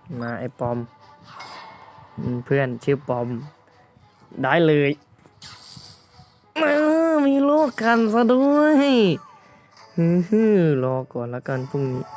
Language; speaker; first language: Thai; native; Thai